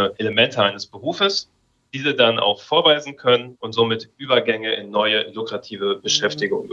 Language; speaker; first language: German; native; German